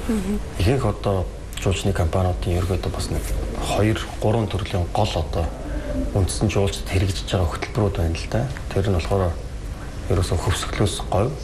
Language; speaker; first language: Mongolian; native; Mongolian